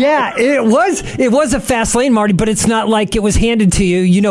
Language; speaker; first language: English; native; English